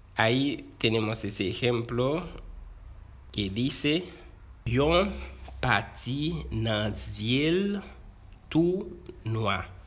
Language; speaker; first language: Spanish; non-native, fluent; Haitian Creole